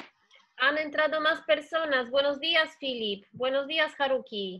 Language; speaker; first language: Spanish; non-native, fluent; Polish